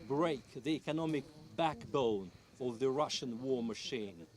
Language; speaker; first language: English; non-native, fluent; Ukrainian